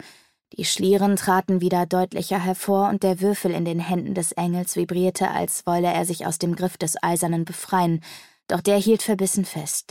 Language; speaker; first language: German; native; German